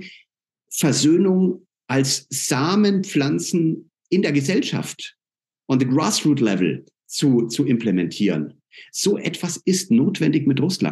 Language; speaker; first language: German; native; German